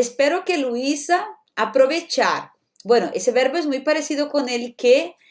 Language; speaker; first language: Spanish; non-native, fluent; Portuguese